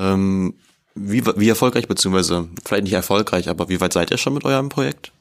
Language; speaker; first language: German; native; German